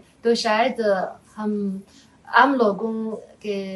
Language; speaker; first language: Hindi; non-native, fluent; Chinese